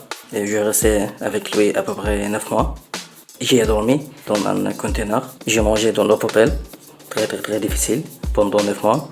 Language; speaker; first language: French; non-native, learner; Arabic